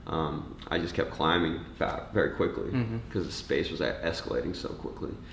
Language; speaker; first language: English; native; English